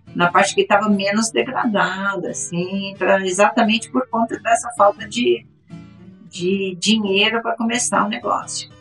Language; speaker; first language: Portuguese; native; Portuguese